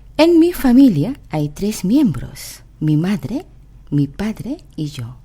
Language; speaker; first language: Spanish; non-native, fluent; Korean